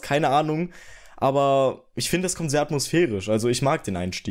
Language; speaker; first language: German; native; German